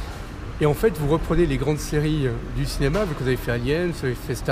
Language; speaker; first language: French; native; French